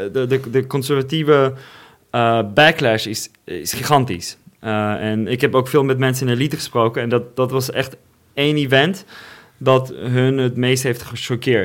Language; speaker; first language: Dutch; non-native, fluent; Russian